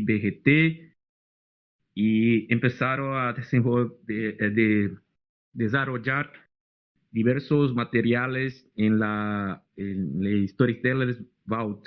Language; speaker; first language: Spanish; non-native, fluent; Portuguese